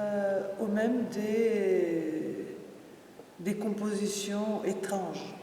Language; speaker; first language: French; non-native, fluent; Portuguese